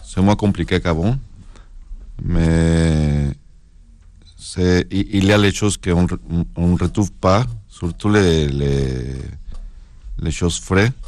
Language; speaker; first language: French; non-native, learner; Spanish